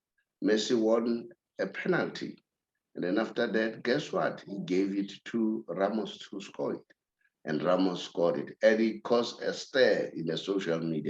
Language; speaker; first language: English; non-native, local second language; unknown